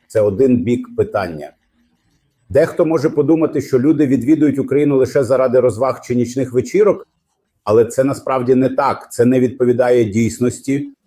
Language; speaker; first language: Ukrainian; non-native, fluent; Arabic